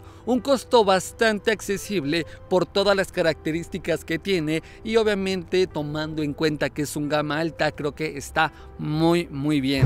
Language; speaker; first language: Spanish; native; Spanish